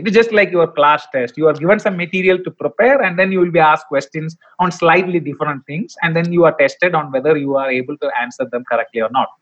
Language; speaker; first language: English; non-native, local second language; Malayalam